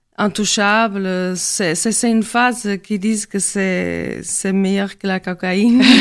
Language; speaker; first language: French; non-native, fluent; Portuguese